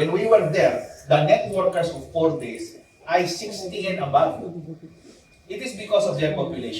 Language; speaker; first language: English; non-native, local second language; Filipino